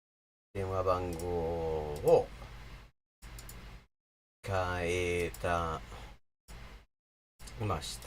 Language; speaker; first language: Japanese; non-native, learner; English